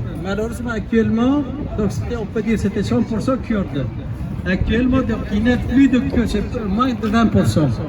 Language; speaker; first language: French; non-native, fluent; Kurdish